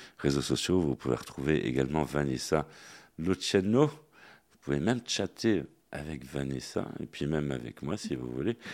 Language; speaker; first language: French; native; French